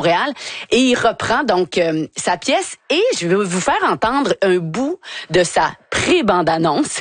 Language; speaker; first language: French; native; French